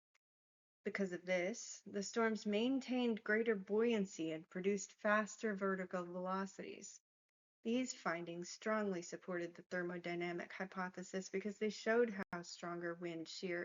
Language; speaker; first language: English; native; English